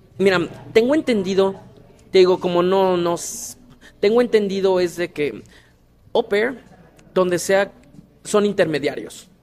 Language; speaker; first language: Spanish; native; Spanish